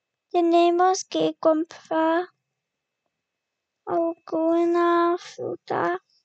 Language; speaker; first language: Spanish; non-native, learner; English